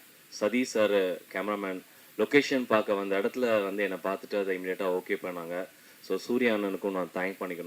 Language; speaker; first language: Tamil; native; Tamil